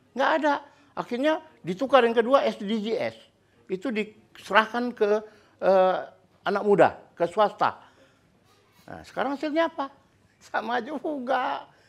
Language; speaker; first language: Indonesian; native; Indonesian